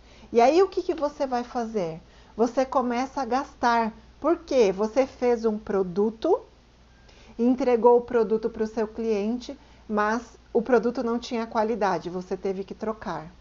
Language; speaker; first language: Portuguese; native; Portuguese